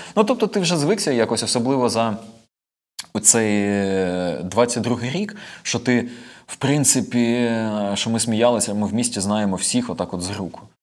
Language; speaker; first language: Ukrainian; non-native, local second language; Russian